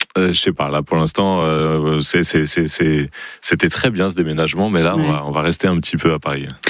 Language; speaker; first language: French; native; French